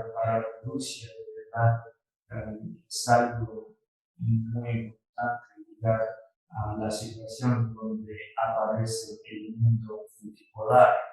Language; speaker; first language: Spanish; non-native, fluent; Russian